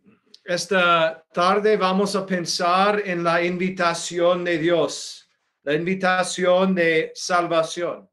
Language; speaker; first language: Spanish; non-native, fluent; English